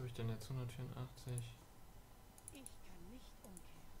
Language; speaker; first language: German; native; German